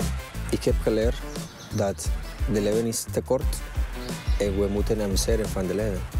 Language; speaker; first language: Dutch; non-native, fluent; Spanish